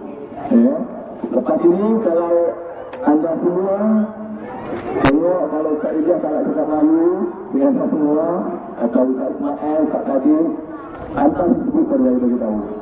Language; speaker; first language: Malay; native; Malay